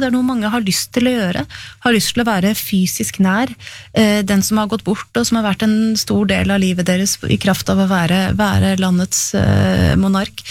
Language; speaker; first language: Norwegian; native; Norwegian